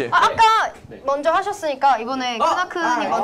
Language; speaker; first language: Korean; native; Korean